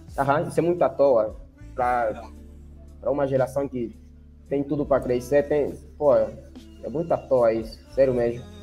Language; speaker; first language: Portuguese; native; Portuguese